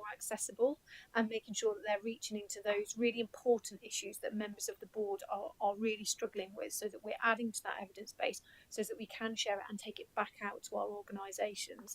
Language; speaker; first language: English; native; English